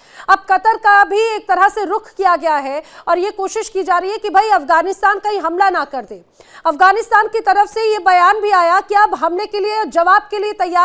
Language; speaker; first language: Hindi; native; Hindi